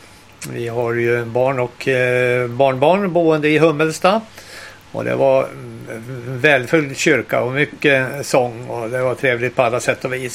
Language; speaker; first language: Swedish; native; Swedish